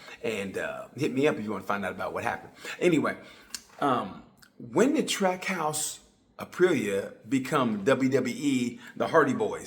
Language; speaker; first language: English; native; English